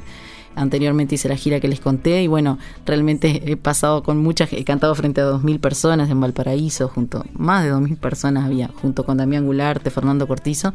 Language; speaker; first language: Spanish; native; Spanish